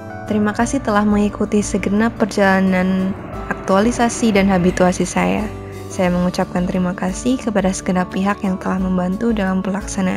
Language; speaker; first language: Indonesian; native; Indonesian